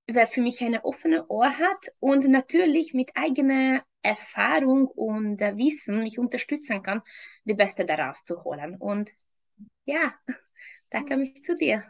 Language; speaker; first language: German; non-native, fluent; Hungarian